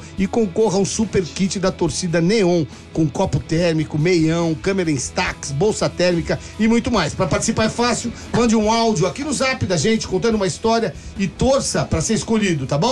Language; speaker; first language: Portuguese; native; Portuguese